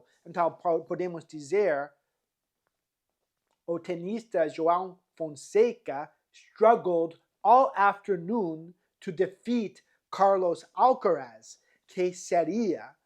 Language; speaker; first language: Portuguese; non-native, fluent; English